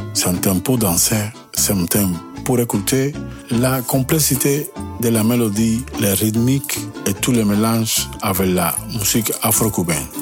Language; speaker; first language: French; non-native, learner; Spanish